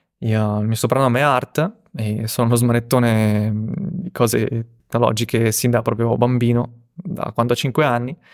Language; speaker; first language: Italian; early bilingual, other home language; Russian